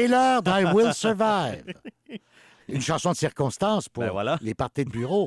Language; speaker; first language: French; native; French